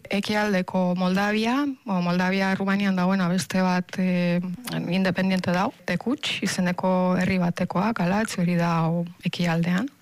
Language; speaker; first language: Basque; non-native, fluent; Romanian